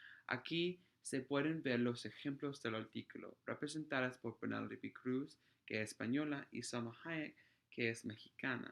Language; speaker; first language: Spanish; non-native, fluent; English